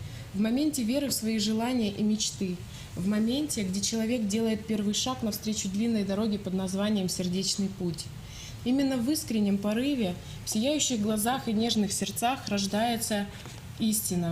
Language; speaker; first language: Russian; native; Russian